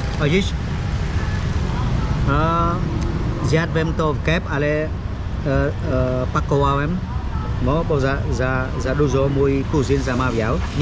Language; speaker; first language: Polish; non-native, learner; Khmer